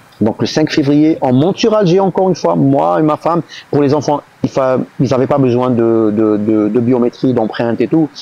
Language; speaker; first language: French; non-native, local second language; Arabic